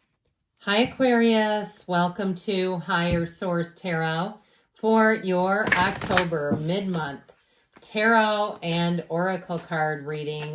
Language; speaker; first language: English; native; English